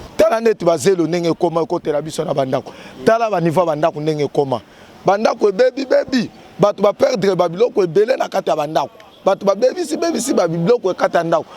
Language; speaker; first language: Lingala; native; Lingala